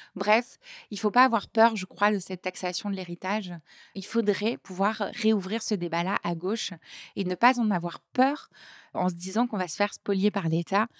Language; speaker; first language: French; native; French